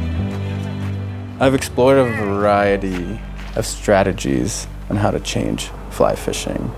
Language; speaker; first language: English; native; English